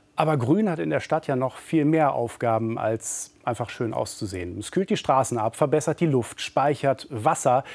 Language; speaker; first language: German; native; German